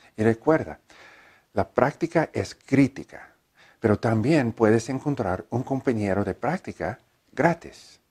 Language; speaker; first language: Spanish; non-native, learner; English